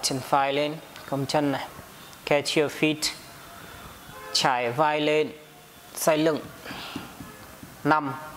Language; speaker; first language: Vietnamese; non-native, learner; Hindi